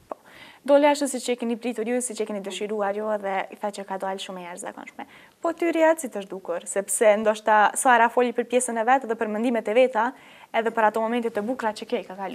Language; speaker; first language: Albanian; native; Albanian